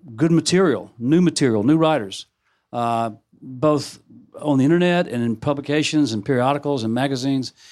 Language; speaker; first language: English; native; English